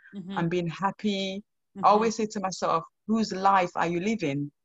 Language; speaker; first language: English; non-native, local second language; Krio